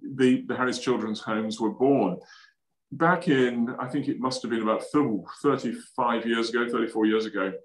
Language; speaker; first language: English; native; English